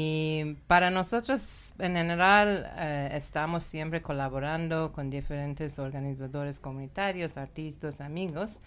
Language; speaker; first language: Spanish; non-native, learner; Persian